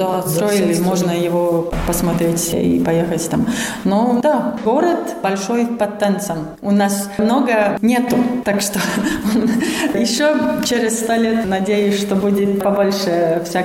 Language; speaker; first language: Russian; non-native, local second language; Latvian